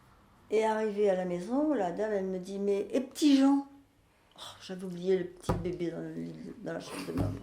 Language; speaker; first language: French; native; French